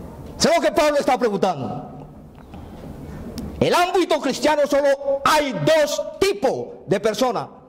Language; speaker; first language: Spanish; native; Spanish